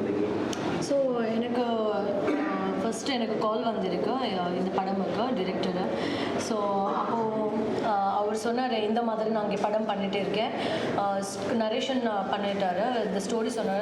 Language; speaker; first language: Tamil; non-native, learner; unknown